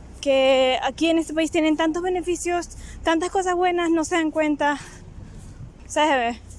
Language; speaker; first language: Spanish; native; Spanish